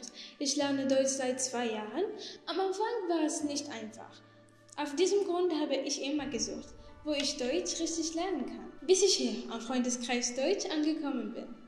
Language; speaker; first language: German; non-native, learner; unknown